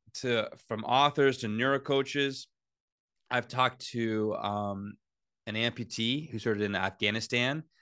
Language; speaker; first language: English; native; English